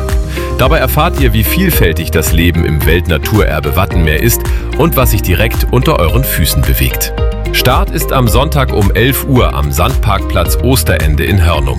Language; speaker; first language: German; native; German